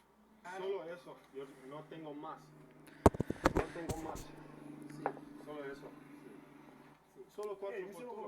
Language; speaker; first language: Spanish; non-native, learner; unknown